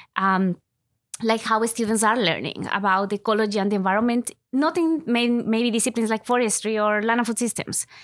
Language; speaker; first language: English; non-native, fluent; Spanish